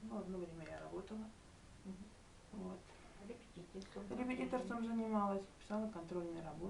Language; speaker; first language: Russian; native; Russian